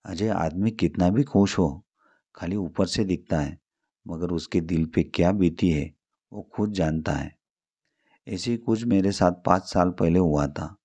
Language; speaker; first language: Hindi; non-native, local second language; Marathi